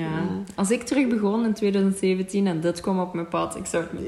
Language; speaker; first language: Dutch; native; Dutch